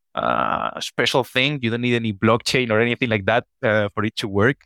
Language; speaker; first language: English; non-native, fluent; Spanish